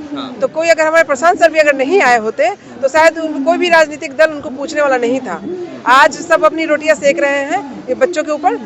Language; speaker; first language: Hindi; native; Hindi